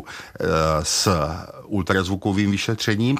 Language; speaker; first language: Czech; native; Czech